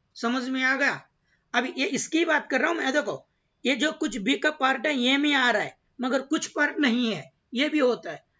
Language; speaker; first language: Hindi; non-native, local second language; Marathi